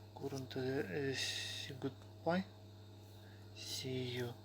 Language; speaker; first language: English; non-native, learner; Ukrainian